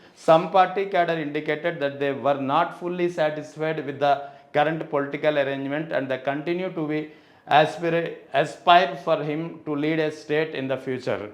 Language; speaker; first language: English; non-native, local second language; Telugu